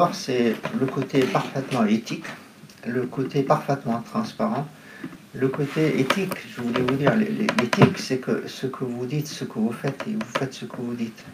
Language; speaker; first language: French; non-native, fluent; Arabic